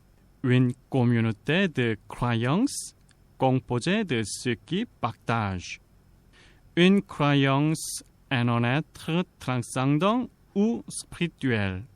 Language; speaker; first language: French; non-native, fluent; Korean